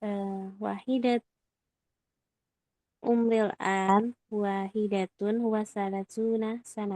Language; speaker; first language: Arabic; non-native, learner; Indonesian